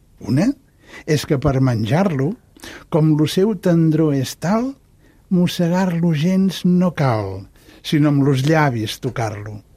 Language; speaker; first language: Catalan; native; Catalan